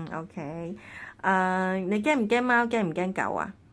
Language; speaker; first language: Cantonese; native; Cantonese